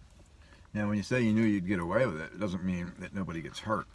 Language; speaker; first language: English; native; English